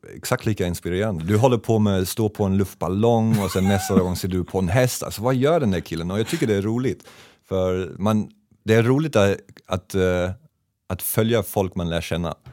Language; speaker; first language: Swedish; non-native, fluent; German